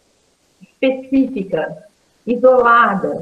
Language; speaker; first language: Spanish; non-native, learner; Portuguese